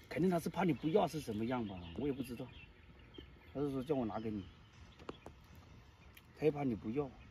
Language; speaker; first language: Chinese; non-native, local second language; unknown